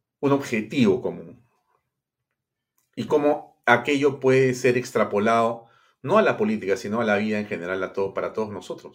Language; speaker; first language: Spanish; native; Spanish